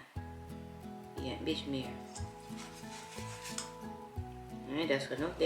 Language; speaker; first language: Dutch; non-native, fluent; Cebuano